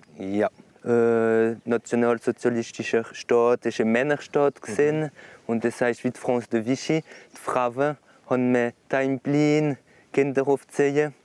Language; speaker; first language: German; non-native, local second language; French